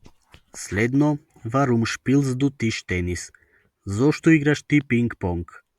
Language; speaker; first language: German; non-native, fluent; Macedonian